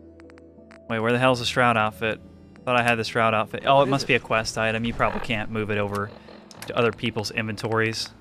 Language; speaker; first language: English; native; English